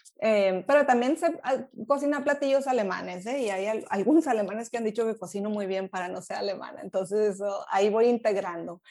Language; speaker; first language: Spanish; native; Spanish